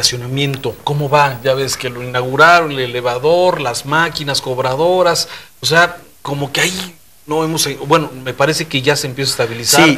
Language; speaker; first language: Spanish; native; Spanish